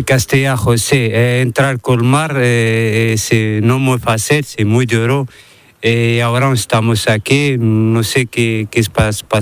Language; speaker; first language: Spanish; non-native, learner; Arabic